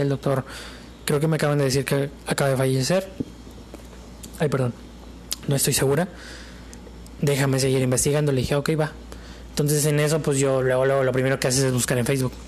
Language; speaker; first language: Spanish; native; Spanish